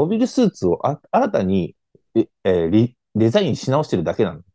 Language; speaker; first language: Japanese; native; Japanese